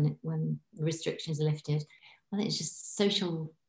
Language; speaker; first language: English; native; English